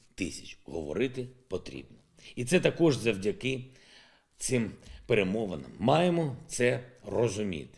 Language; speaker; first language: Ukrainian; non-native, local second language; Russian